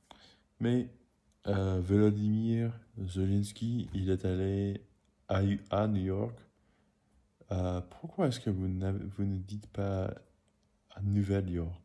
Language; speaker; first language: French; non-native, learner; English